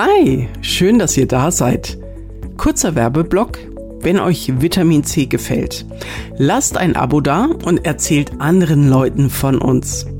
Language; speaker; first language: German; native; German